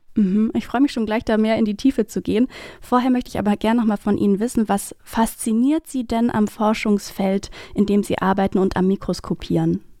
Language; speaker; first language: German; native; German